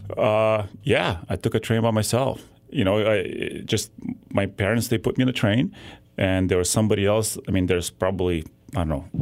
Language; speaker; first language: English; non-native, fluent; Lithuanian